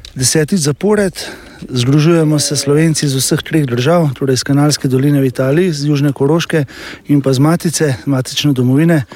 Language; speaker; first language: Slovenian; native; Slovenian